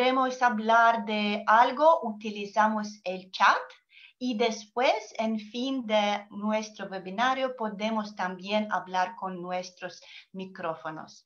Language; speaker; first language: Spanish; non-native, learner; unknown